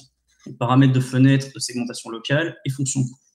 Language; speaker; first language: French; native; French